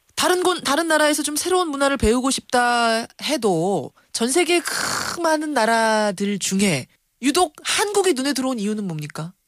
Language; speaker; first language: Korean; native; Korean